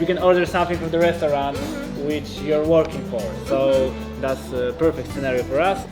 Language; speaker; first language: English; non-native, learner; Polish